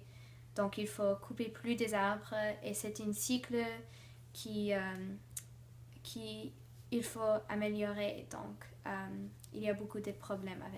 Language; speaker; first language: French; non-native, learner; English